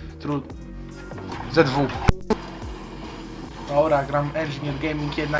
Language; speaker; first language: Polish; native; Polish